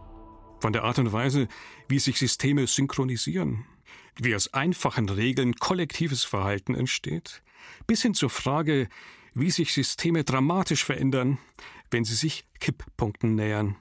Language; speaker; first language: German; native; German